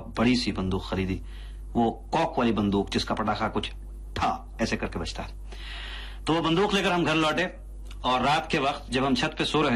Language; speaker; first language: Hindi; native; Hindi